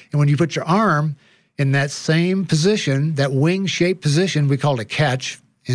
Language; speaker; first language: English; native; English